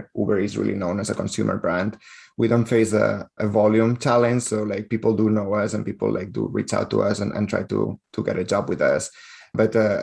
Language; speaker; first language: English; non-native, fluent; Spanish